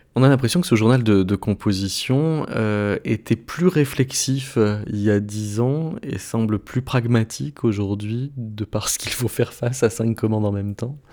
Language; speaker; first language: French; native; French